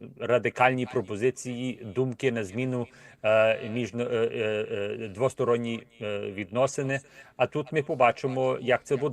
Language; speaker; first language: Ukrainian; early bilingual, heritage; Ukrainian